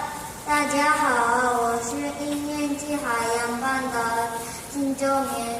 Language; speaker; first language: Chinese; non-native, learner; Korean